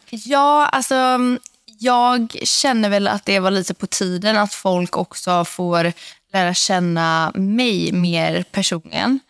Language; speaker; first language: Swedish; native; Swedish